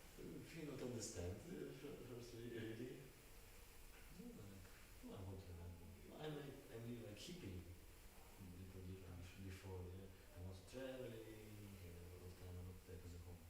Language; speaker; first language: English; non-native, learner; Russian